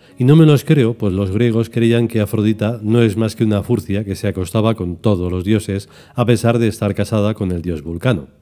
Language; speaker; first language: Spanish; native; Spanish